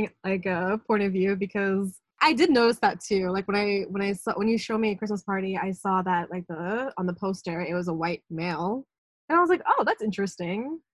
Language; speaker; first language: English; native; English